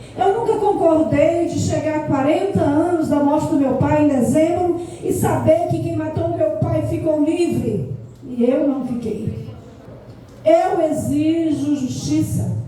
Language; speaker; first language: Portuguese; native; Portuguese